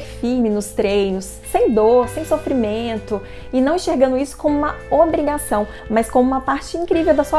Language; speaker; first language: Portuguese; native; Portuguese